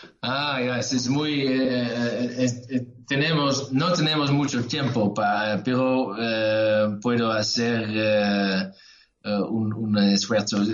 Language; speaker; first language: Spanish; non-native, learner; Dutch